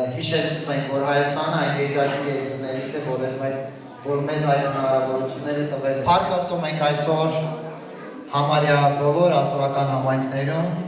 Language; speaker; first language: Armenian; non-native, local second language; Assyrian Neo-Aramaic